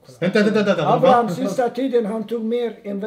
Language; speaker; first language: Swedish; non-native, fluent; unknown